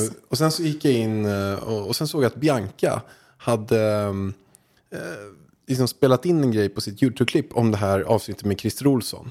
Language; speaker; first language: Swedish; native; Swedish